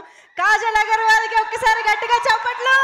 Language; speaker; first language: Telugu; native; Telugu